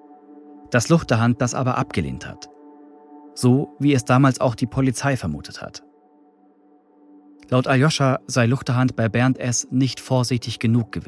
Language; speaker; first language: German; native; German